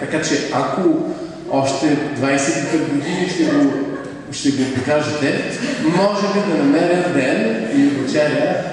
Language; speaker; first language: Bulgarian; non-native, fluent; French